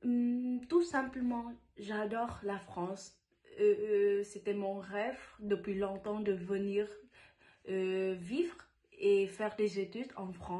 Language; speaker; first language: French; non-native, fluent; Vietnamese